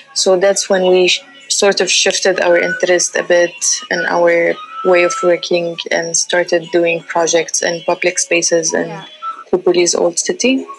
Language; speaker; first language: English; non-native, fluent; Central Atlas Tamazight